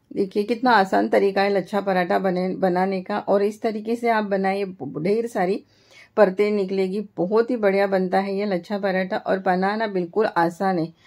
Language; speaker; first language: Hindi; non-native, local second language; Marathi